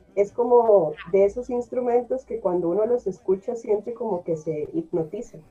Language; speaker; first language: Spanish; native; Spanish